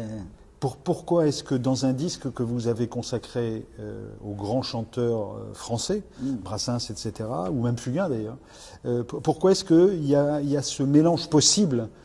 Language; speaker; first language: French; native; French